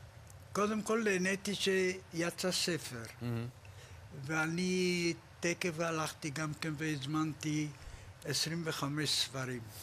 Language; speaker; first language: Hebrew; non-native, fluent; Polish